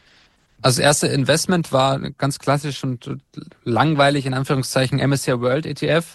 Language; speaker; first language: German; native; German